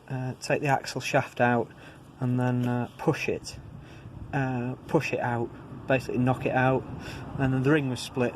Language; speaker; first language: English; native; English